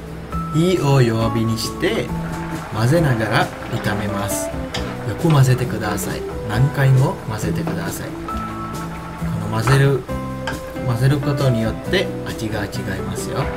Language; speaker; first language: Japanese; non-native, learner; Sinhala